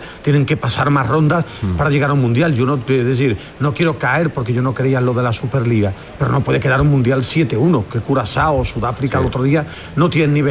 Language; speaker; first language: Spanish; native; Spanish